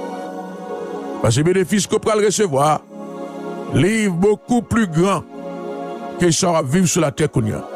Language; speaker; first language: French; non-native, local second language; Haitian Creole